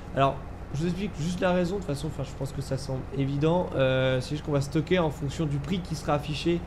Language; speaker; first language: French; native; French